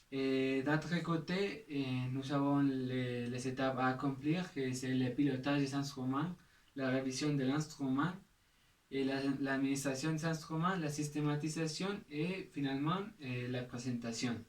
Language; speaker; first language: French; non-native, learner; Spanish